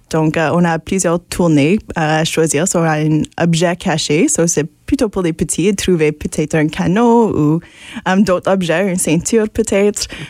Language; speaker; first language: French; non-native, local second language; English